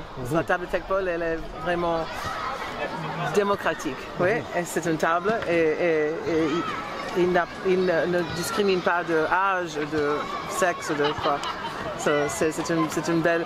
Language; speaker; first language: French; non-native, learner; Portuguese